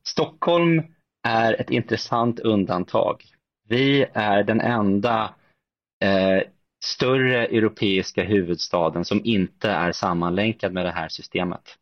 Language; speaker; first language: Swedish; native; Swedish